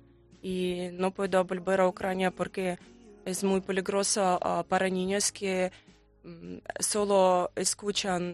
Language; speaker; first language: Spanish; non-native, learner; Ukrainian